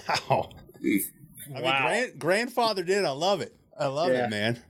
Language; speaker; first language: English; native; English